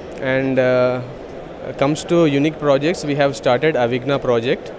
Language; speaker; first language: English; non-native, local second language; Telugu